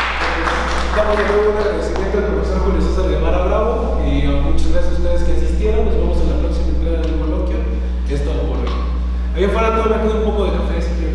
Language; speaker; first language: Spanish; native; Spanish